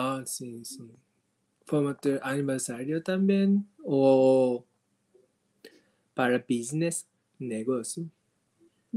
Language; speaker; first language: Portuguese; non-native, learner; Japanese